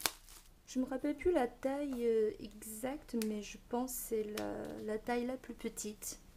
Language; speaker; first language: French; non-native, fluent; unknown